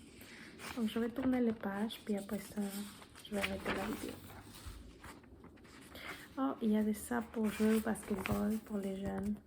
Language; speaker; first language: French; non-native, fluent; Spanish